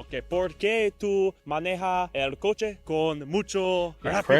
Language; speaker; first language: Spanish; non-native, learner; English